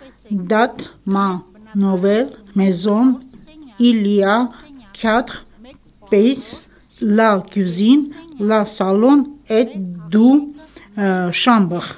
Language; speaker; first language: French; non-native, learner; Armenian